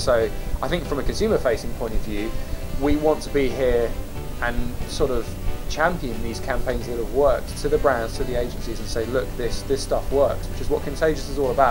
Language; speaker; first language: English; native; English